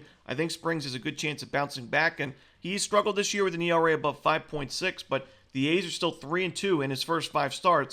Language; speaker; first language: English; native; English